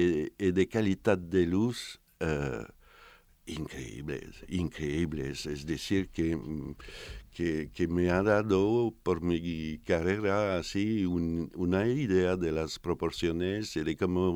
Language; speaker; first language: Spanish; non-native, fluent; French